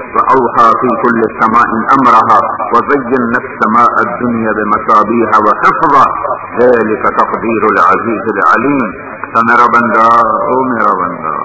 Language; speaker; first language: Urdu; non-native, local second language; Punjabi